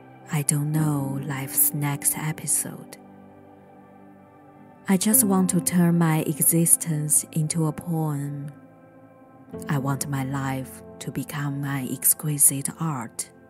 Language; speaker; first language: English; non-native, fluent; Chinese